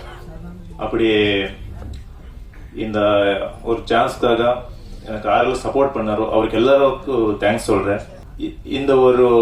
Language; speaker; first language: Tamil; non-native, fluent; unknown